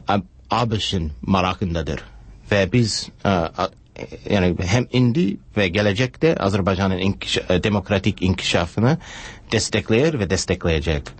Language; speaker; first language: Turkish; non-native, fluent; English